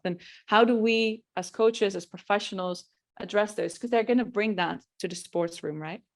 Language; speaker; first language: English; non-native, fluent; Dutch